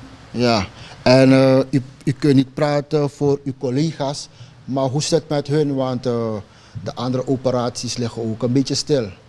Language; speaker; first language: Dutch; non-native, local second language; Sranan Tongo